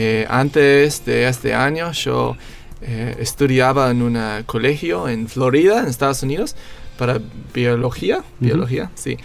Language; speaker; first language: Spanish; non-native, learner; English